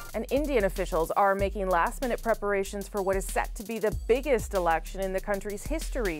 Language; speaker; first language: English; native; English